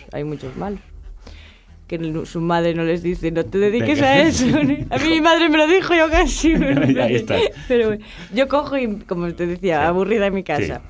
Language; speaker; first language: Spanish; native; Spanish